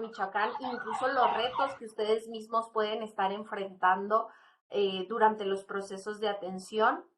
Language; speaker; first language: Spanish; native; Spanish